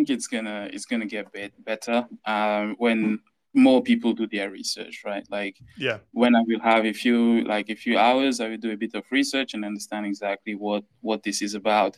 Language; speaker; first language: English; non-native, local second language; French